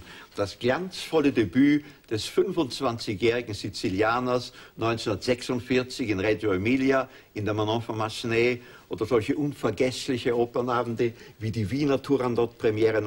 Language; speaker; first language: German; native; German